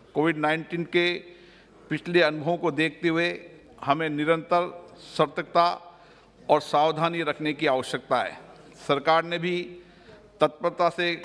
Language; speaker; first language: Hindi; native; Hindi